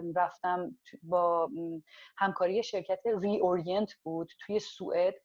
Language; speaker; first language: Persian; non-native, local second language; Azerbaijani